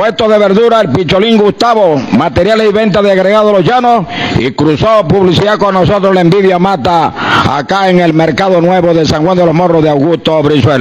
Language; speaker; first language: Spanish; native; Spanish